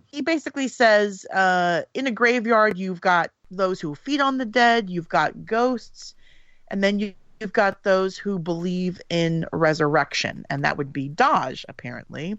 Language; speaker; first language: English; native; English